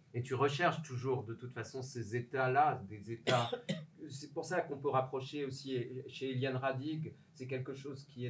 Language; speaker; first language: French; native; French